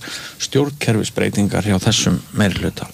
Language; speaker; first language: Icelandic; native; Icelandic